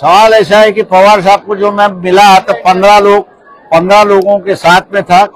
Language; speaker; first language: Hindi; non-native, local second language; Marathi